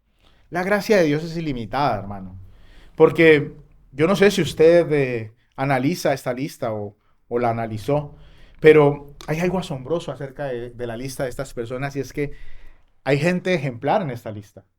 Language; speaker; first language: Spanish; native; Spanish